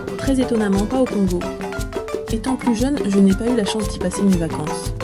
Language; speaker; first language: French; native; French